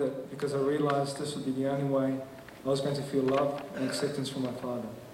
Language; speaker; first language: English; early bilingual, other home language; Croatian